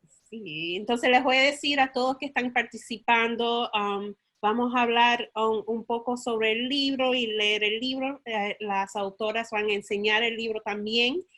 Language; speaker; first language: Spanish; early bilingual, heritage; Spanish